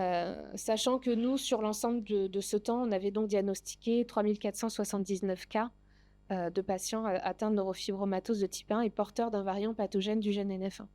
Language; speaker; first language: French; native; French